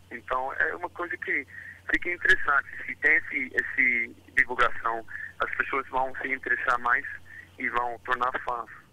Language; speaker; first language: Portuguese; non-native, fluent; English